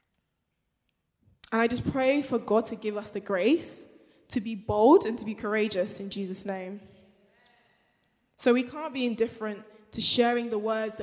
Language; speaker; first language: English; native; English